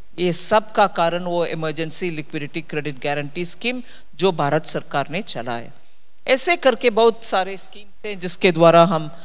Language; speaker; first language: Hindi; non-native, local second language; Tamil